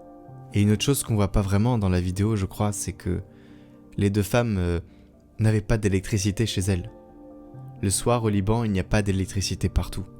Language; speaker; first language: French; native; French